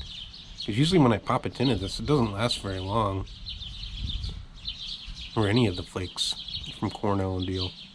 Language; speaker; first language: English; native; English